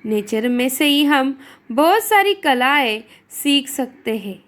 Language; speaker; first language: Hindi; non-native, local second language; Marathi